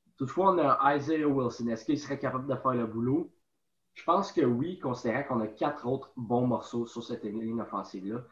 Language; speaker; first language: French; native; French